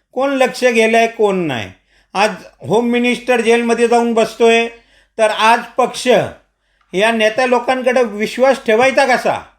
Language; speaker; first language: Marathi; non-native, local second language; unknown